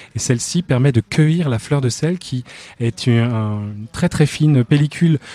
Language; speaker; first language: French; native; French